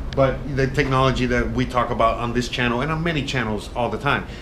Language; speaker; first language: English; native; English